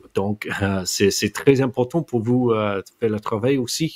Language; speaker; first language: French; non-native, learner; English